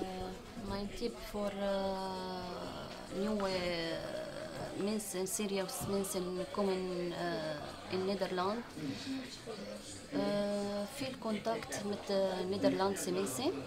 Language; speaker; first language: Dutch; non-native, learner; Arabic